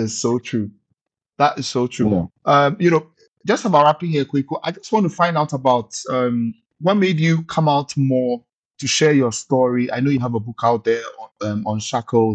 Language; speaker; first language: English; non-native, local second language; Akan